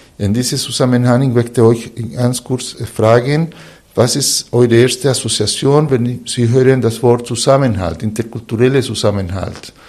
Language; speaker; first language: German; non-native, fluent; Spanish